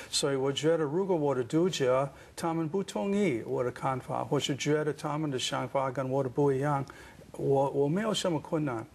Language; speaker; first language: Chinese; non-native, fluent; English